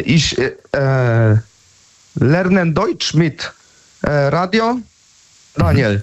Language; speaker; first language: German; non-native, learner; Polish